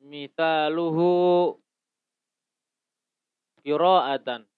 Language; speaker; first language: Arabic; non-native, learner; Indonesian